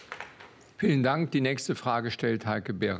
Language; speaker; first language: German; native; German